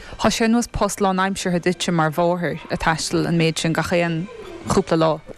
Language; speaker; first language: Irish; native; Irish